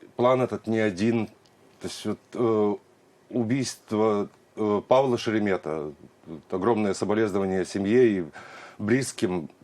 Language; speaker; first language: Russian; native; Russian